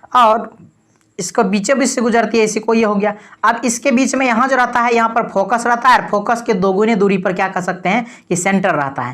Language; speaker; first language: Hindi; native; Hindi